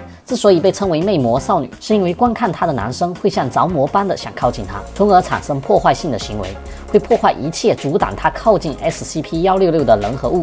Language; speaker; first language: Chinese; native; Chinese